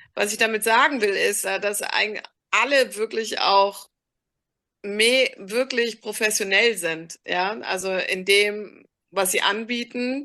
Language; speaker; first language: German; native; German